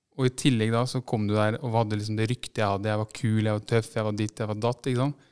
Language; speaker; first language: Norwegian; native; Norwegian